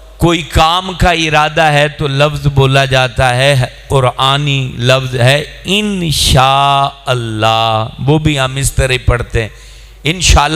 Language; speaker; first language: Urdu; non-native, local second language; Punjabi